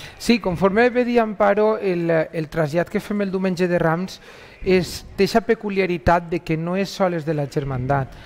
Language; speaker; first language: Catalan; native; Catalan